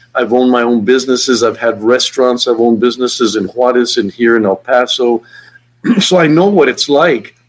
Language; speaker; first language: English; native; English